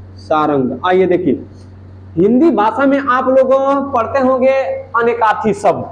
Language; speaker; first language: Hindi; native; Hindi